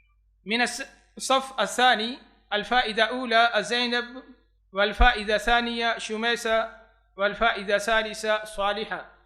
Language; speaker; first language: Arabic; non-native, fluent; Urdu